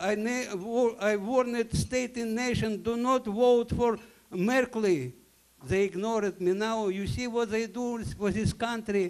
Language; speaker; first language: English; non-native, learner; Russian